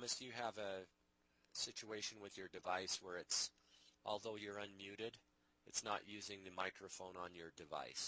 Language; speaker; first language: English; native; English